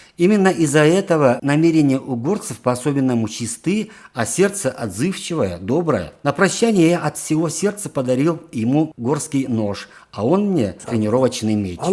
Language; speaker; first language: Russian; non-native, local second language; Karachay-Balkar